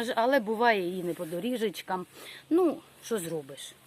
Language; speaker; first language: Ukrainian; non-native, local second language; Russian